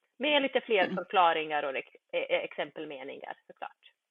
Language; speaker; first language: Swedish; early bilingual, other home language; Bosnian